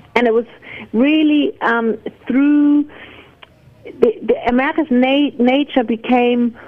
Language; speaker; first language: English; non-native, fluent; German